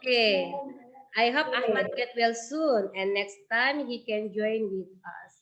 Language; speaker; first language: English; non-native, learner; Indonesian